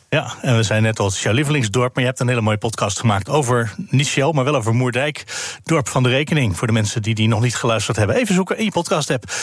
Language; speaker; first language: Dutch; native; Dutch